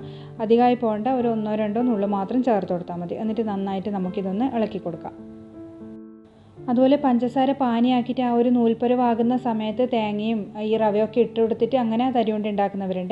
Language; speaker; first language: Malayalam; native; Malayalam